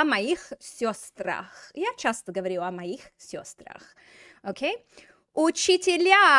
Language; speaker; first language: Russian; non-native, fluent; English